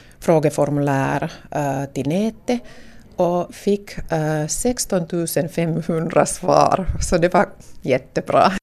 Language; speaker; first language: Swedish; non-native, local second language; Finnish